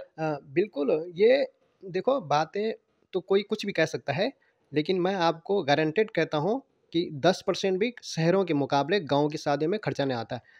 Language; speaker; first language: Hindi; non-native, local second language; Garhwali